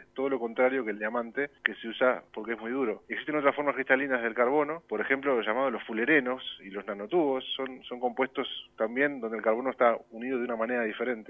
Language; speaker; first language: Spanish; native; Spanish